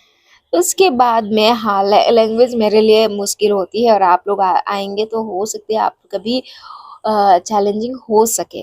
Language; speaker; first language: Hindi; non-native, local second language; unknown